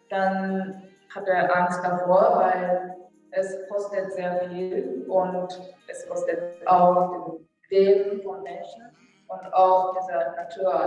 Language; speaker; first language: German; non-native, fluent; Japanese